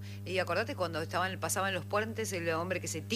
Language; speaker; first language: Spanish; native; Spanish